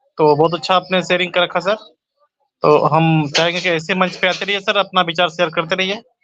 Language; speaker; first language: Hindi; native; Hindi